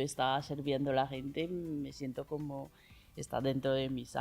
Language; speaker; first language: Spanish; non-native, learner; Chinese